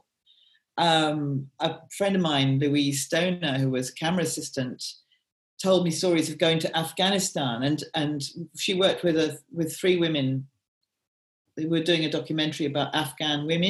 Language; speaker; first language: English; native; English